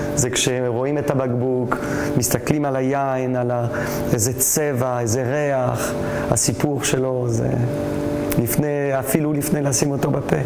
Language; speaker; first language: Hebrew; non-native, fluent; French